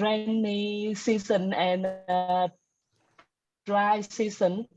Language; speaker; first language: English; non-native, learner; Vietnamese